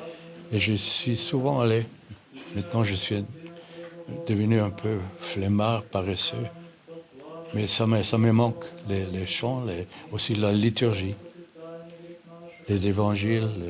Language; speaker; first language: French; non-native, fluent; German